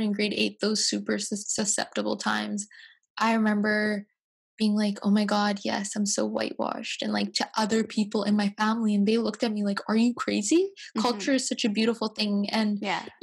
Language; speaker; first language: English; native; English